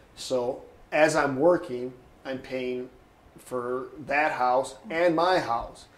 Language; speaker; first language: English; native; English